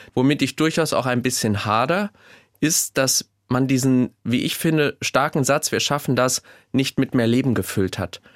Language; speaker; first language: German; native; German